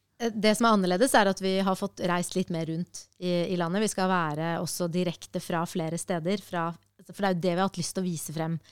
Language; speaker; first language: Norwegian; early bilingual, other home language; Arabic